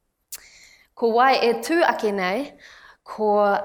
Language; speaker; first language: English; native; English